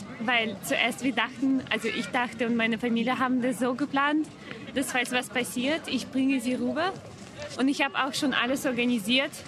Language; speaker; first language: German; non-native, fluent; Ukrainian